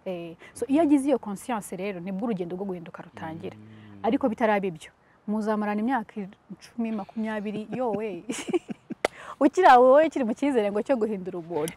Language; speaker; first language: Kinyarwanda; early bilingual, heritage; Kinyarwanda